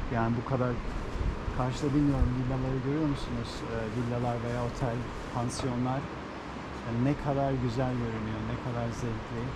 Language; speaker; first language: Turkish; native; Turkish